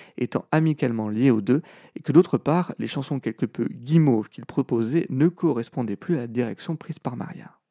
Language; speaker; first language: French; native; French